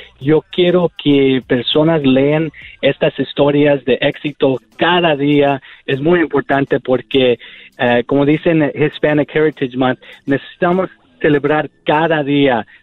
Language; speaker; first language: Spanish; early bilingual, heritage; Spanish